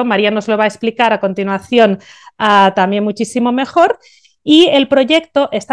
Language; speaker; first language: Spanish; native; Spanish